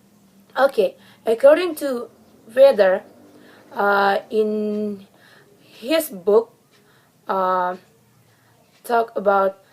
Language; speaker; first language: English; non-native, learner; Indonesian